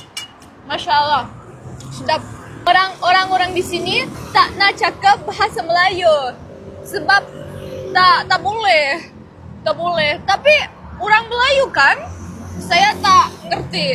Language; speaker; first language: Indonesian; non-native, learner; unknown